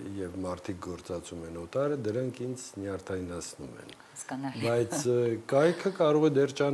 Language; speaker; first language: Armenian; native; Armenian